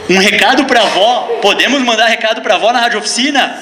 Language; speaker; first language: Portuguese; native; Portuguese